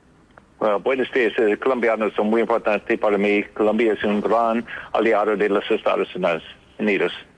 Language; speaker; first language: Spanish; non-native, learner; English